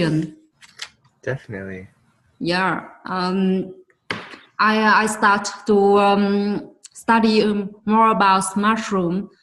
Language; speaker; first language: English; non-native, learner; Vietnamese